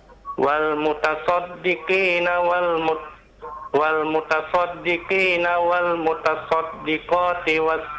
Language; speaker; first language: Arabic; non-native, learner; Indonesian